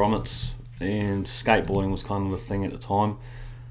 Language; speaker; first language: English; native; English